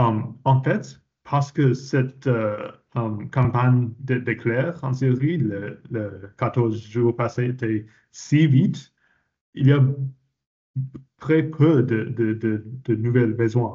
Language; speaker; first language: French; non-native, fluent; English